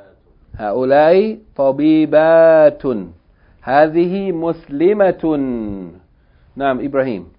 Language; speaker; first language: Arabic; non-native, fluent; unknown